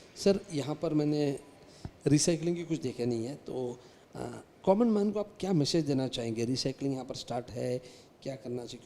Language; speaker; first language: Hindi; non-native, local second language; Malayalam